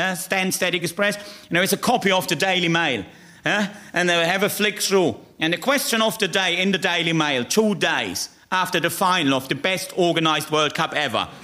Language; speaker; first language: English; non-native, fluent; German